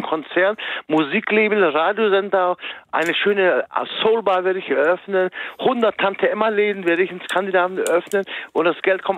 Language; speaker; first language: German; native; German